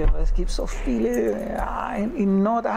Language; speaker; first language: German; non-native, fluent; Spanish